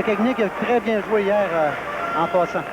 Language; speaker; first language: French; native; French